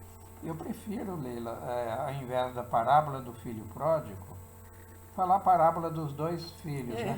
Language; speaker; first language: Portuguese; native; Portuguese